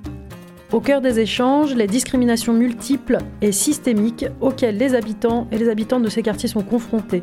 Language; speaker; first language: French; native; French